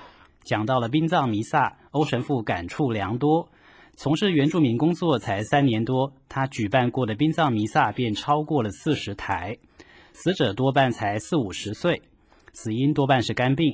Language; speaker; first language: Chinese; native; Chinese